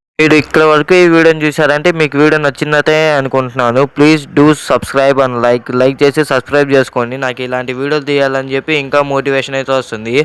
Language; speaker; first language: Telugu; non-native, local second language; Urdu